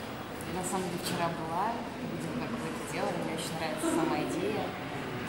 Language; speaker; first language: Russian; native; Russian